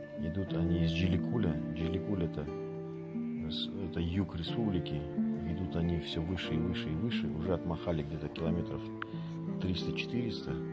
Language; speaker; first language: Russian; non-native, local second language; Tajik